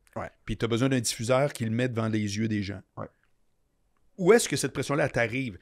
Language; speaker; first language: French; native; French